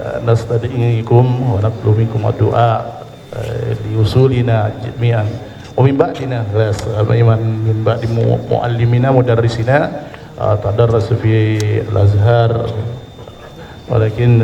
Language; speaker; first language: Arabic; non-native, fluent; Indonesian